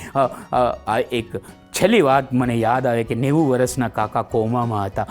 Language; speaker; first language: Gujarati; native; Gujarati